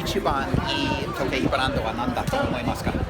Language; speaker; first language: Japanese; non-native, learner; English